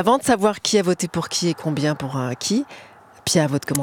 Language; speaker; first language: French; native; French